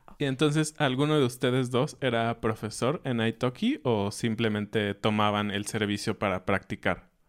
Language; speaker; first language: Spanish; native; Spanish